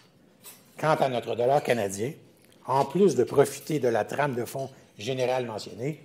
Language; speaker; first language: French; native; French